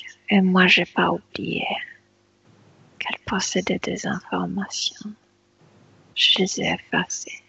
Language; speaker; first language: French; non-native, fluent; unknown